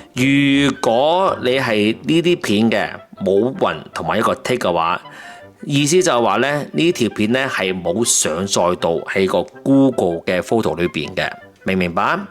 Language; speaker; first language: Cantonese; native; Cantonese